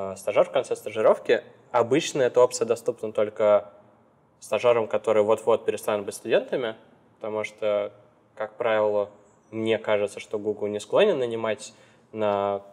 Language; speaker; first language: Russian; native; Russian